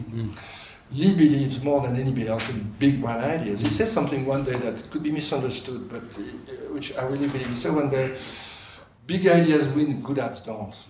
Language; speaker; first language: English; non-native, fluent; French